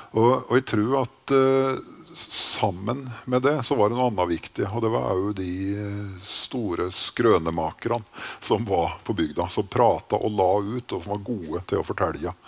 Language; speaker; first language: Norwegian; native; Norwegian